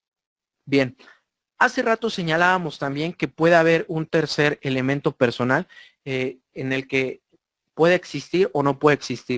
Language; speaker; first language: Spanish; native; Spanish